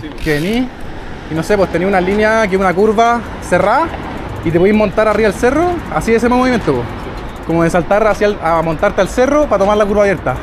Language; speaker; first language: Spanish; native; Spanish